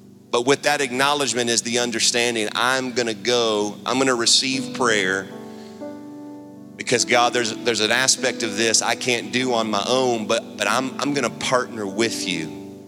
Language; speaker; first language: English; native; English